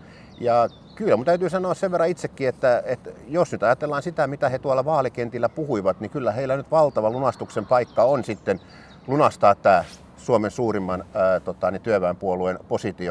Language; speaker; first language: Finnish; native; Finnish